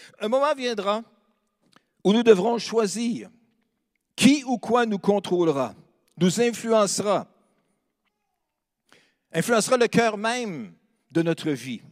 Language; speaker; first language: French; native; French